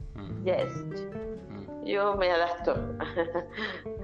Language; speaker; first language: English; non-native, learner; Spanish